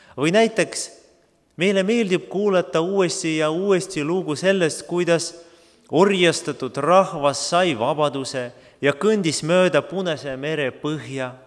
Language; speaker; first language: Estonian; non-native, local second language; Russian